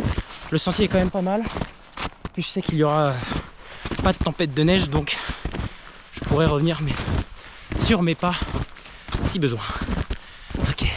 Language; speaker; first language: French; native; French